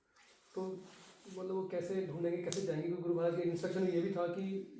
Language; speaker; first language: Hindi; native; Hindi